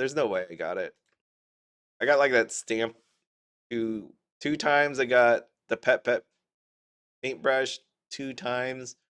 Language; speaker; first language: English; native; English